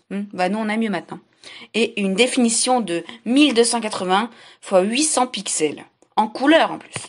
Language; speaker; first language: French; native; French